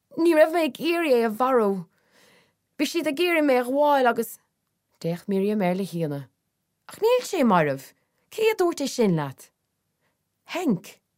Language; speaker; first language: Irish; native; Irish